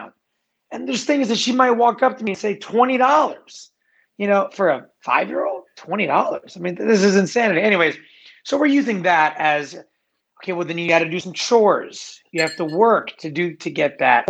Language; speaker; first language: English; native; English